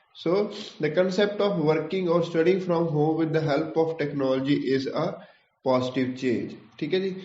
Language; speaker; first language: English; non-native, local second language; Punjabi